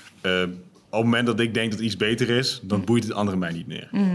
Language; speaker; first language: Dutch; native; Dutch